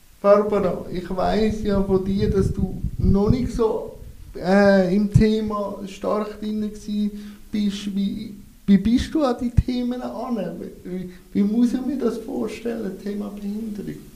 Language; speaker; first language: German; native; German